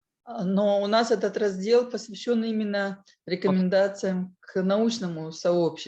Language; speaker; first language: Russian; native; Russian